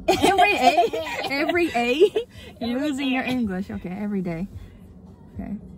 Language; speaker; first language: English; non-native, fluent; Japanese